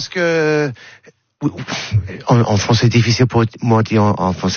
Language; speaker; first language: French; non-native, learner; English